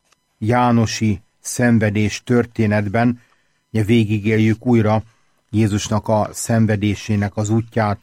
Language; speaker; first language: Hungarian; native; Hungarian